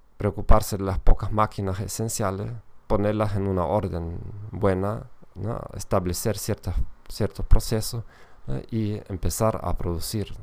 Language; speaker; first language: Spanish; non-native, fluent; German